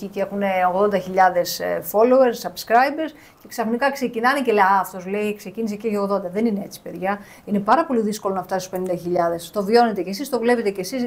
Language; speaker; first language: Greek; native; Greek